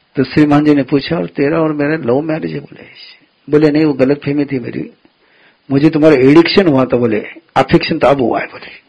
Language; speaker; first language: Hindi; non-native, local second language; Gujarati